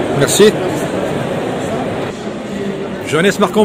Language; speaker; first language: French; native; French